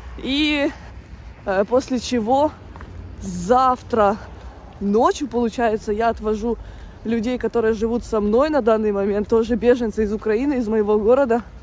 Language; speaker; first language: Russian; native; Russian